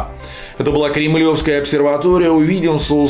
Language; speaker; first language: Russian; native; Russian